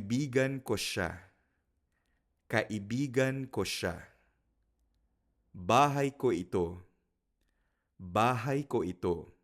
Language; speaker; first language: Filipino; non-native, fluent; Spanish